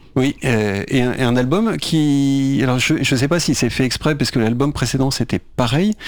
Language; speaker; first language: French; native; French